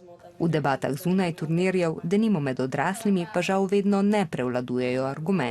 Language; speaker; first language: Slovenian; native; Slovenian